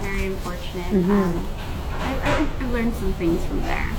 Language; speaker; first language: English; native; English